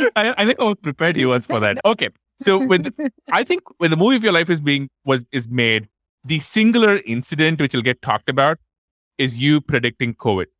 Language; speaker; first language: English; non-native, local second language; Tamil